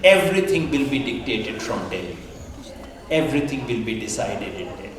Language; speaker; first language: English; non-native, local second language; Hindi